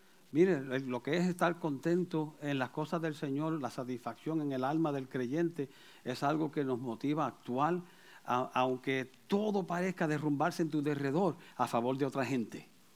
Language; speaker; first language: Spanish; early bilingual, heritage; Spanish